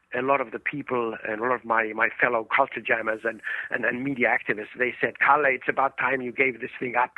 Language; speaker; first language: English; early bilingual, other home language; Estonian